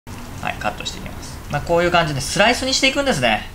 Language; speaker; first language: Japanese; native; Japanese